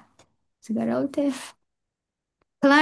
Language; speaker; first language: German; non-native, learner; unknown